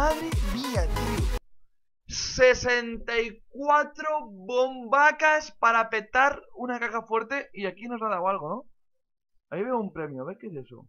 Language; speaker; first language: Spanish; native; Spanish